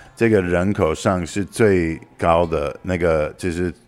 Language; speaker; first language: Chinese; non-native, fluent; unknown